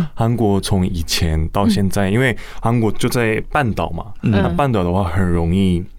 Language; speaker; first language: Chinese; non-native, fluent; Korean